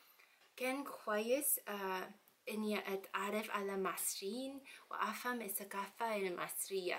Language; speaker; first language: Arabic; non-native, learner; English